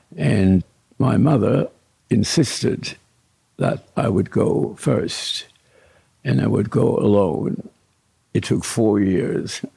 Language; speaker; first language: English; early bilingual, other home language; German